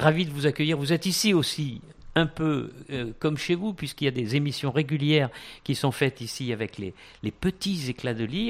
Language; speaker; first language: French; native; French